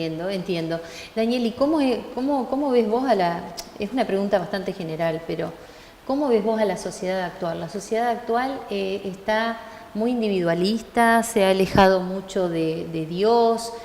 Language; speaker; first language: Spanish; native; Spanish